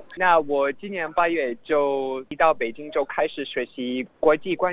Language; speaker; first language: Chinese; non-native, fluent; English